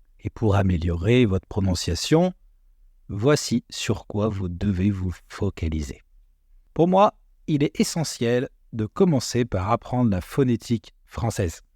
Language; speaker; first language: French; native; French